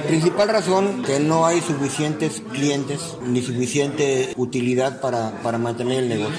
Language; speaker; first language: Spanish; native; Spanish